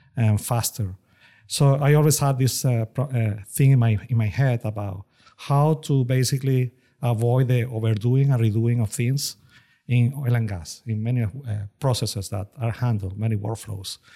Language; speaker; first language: English; non-native, fluent; Spanish